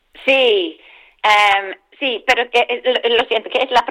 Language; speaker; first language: Spanish; non-native, fluent; English